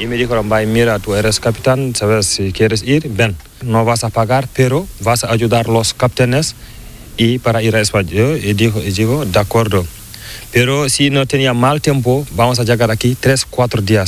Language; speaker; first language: Spanish; non-native, learner; Fula